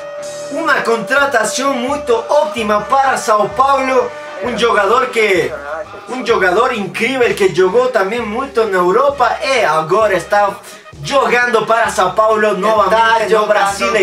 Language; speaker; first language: Portuguese; non-native, learner; Spanish